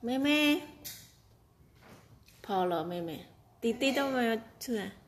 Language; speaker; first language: Chinese; non-native, fluent; Indonesian